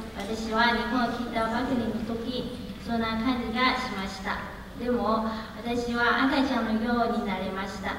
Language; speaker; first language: Japanese; non-native, learner; Chinese